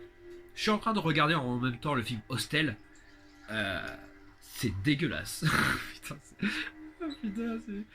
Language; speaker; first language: French; native; French